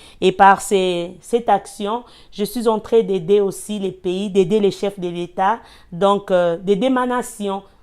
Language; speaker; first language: French; non-native, local second language; Lingala